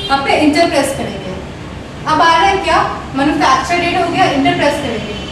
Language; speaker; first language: Hindi; native; Hindi